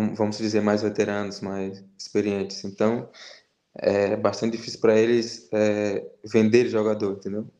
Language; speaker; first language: Portuguese; native; Portuguese